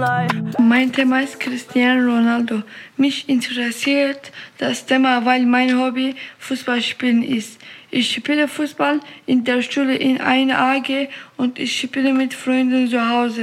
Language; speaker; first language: German; non-native, learner; Turkish